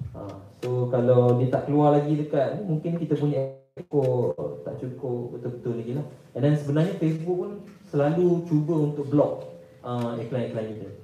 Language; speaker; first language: Malay; native; Malay